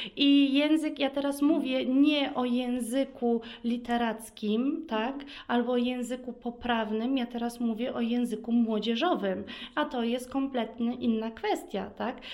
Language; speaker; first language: Polish; early bilingual, heritage; Polish